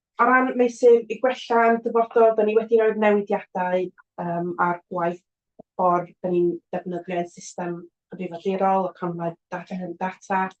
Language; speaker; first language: Welsh; native; Welsh